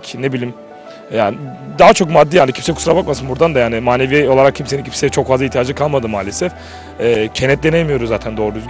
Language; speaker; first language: Turkish; native; Turkish